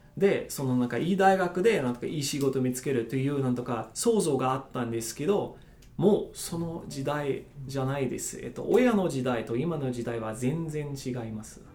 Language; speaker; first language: Japanese; non-native, fluent; German